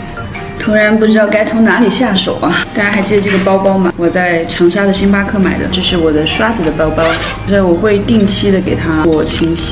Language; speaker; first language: Chinese; native; Chinese